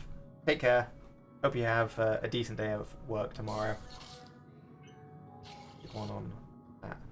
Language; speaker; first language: English; native; English